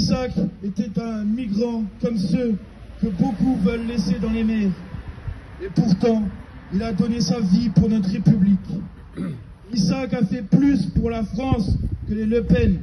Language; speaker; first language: French; native; French